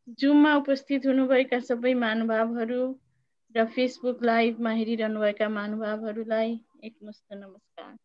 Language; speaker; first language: Nepali; native; Nepali